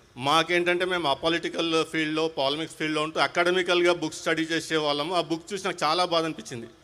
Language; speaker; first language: Telugu; non-native, local second language; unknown